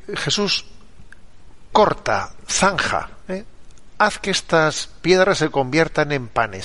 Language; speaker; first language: Spanish; native; Spanish